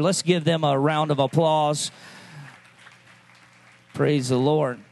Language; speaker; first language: English; native; English